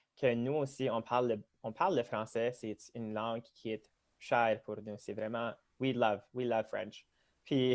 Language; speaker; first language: French; non-native, local second language; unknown